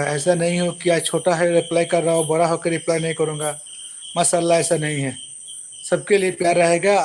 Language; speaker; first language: Hindi; non-native, local second language; Bangla